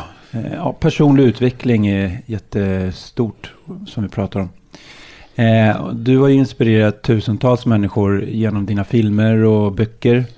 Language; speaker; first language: Swedish; native; Swedish